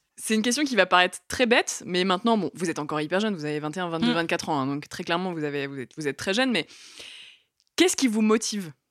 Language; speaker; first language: French; native; French